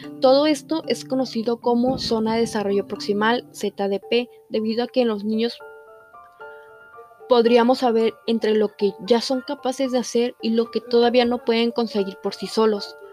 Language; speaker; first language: Spanish; native; Spanish